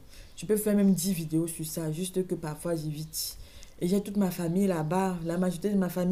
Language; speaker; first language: French; native; French